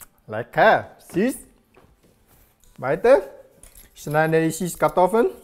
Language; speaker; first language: German; non-native, learner; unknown